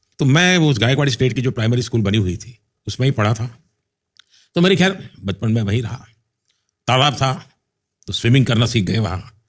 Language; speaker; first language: Hindi; non-native, local second language; Gujarati